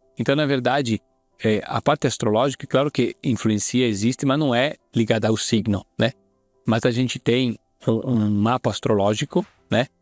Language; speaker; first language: Portuguese; non-native, fluent; Italian